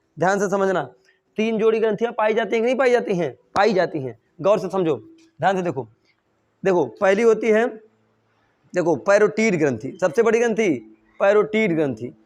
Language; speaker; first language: Hindi; native; Hindi